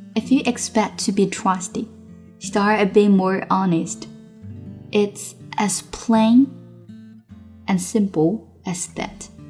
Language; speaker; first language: English; non-native, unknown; Chinese